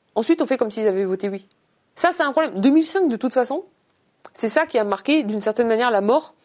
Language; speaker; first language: French; native; French